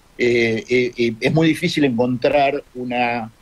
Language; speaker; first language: Spanish; native; Spanish